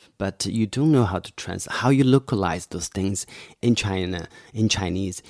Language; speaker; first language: English; non-native, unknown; Chinese